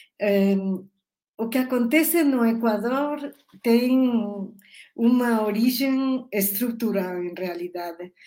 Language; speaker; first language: Portuguese; non-native, learner; Spanish